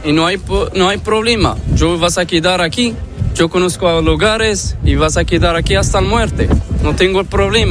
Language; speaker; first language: Spanish; non-native, learner; Arabic